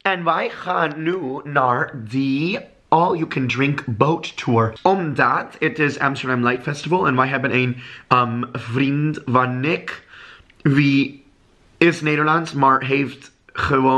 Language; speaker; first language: Dutch; non-native, learner; English